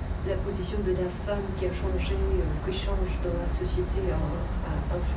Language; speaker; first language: French; non-native, fluent; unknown